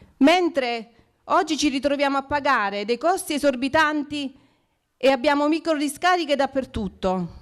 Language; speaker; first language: Italian; native; Italian